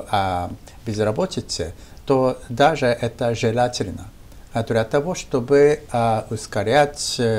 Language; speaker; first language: Russian; non-native, fluent; Japanese